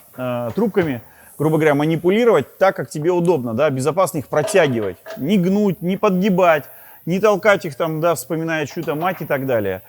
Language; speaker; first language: Russian; native; Russian